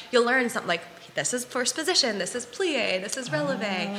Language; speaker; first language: English; native; English